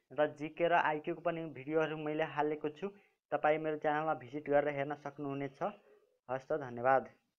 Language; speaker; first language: Nepali; non-native, local second language; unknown